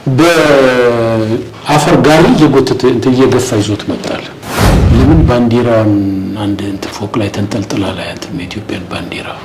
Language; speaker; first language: Amharic; native; Amharic